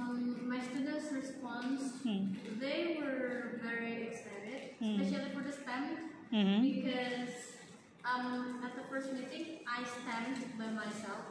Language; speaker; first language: English; non-native, learner; Indonesian